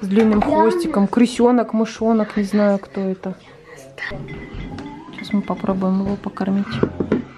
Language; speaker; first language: Russian; native; Russian